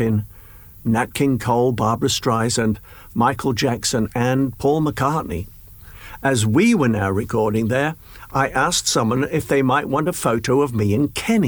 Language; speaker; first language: English; native; English